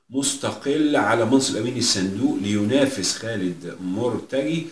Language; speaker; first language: Arabic; native; Arabic